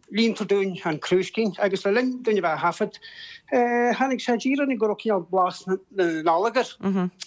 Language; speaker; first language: Irish; native; Irish